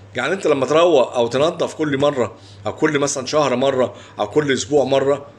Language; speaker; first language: Arabic; native; Arabic